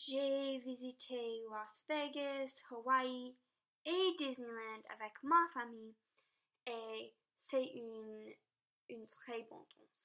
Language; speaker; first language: French; non-native, local second language; English